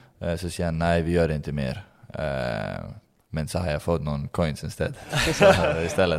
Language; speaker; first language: Swedish; non-native, learner; Danish